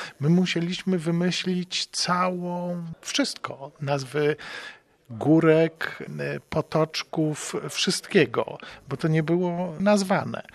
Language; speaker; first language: Polish; native; Polish